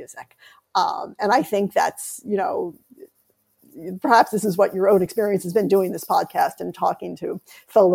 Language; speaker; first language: English; native; English